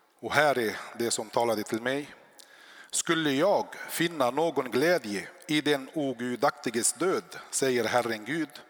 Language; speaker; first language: Swedish; non-native, fluent; Arabic